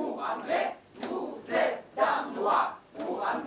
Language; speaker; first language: French; non-native, learner; Russian